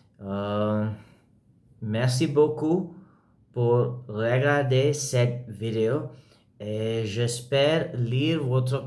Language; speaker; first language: French; non-native, learner; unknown